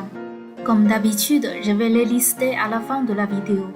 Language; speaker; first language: French; non-native, fluent; Chinese